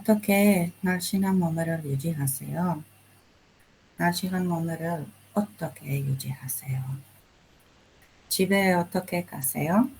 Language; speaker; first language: Korean; non-native, learner; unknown